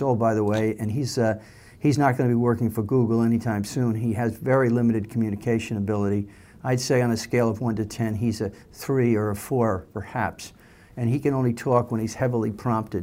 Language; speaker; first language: English; native; English